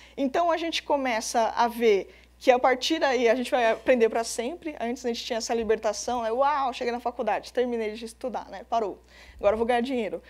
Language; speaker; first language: Portuguese; native; Portuguese